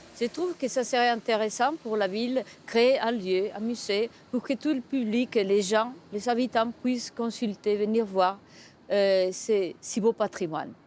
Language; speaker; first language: French; non-native, fluent; Spanish